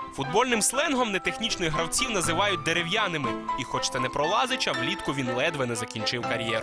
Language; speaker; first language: Ukrainian; native; Ukrainian